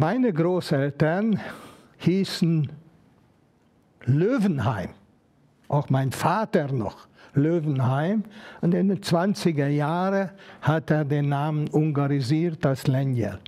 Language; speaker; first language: German; non-native, fluent; Hungarian